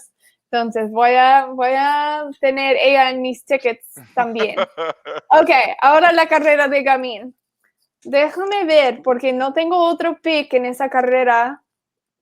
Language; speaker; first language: Spanish; non-native, fluent; English